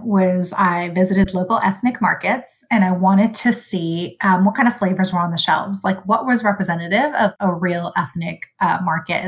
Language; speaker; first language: English; early bilingual, other home language; Arabic